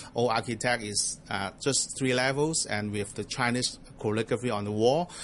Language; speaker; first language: English; non-native, local second language; Cantonese